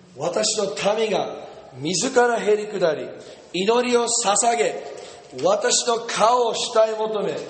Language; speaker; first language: Japanese; non-native, fluent; English